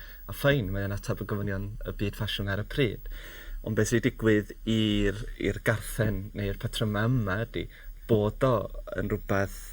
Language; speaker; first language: Welsh; native; Welsh